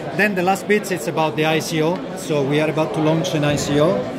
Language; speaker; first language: English; non-native, fluent; Italian